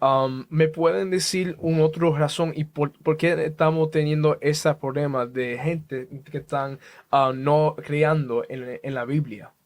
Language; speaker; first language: Spanish; early bilingual, heritage; Spanish